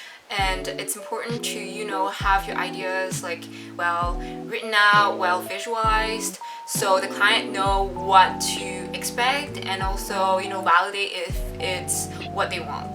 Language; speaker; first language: English; non-native, local second language; French